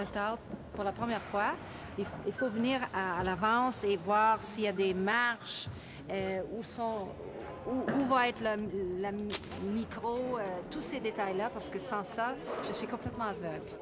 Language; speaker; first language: French; non-native, local second language; English